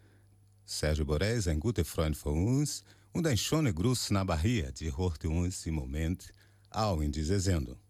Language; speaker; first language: German; non-native, learner; Portuguese